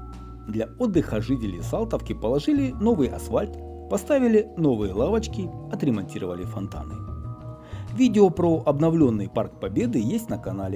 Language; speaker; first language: Russian; native; Russian